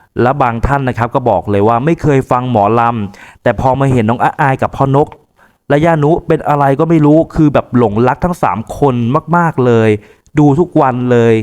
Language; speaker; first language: Thai; native; Thai